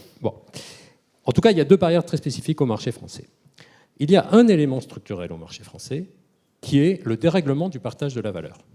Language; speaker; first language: French; native; French